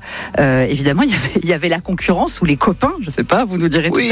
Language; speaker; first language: French; native; French